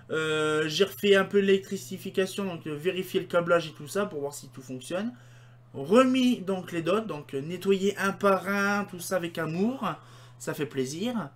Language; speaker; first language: French; native; French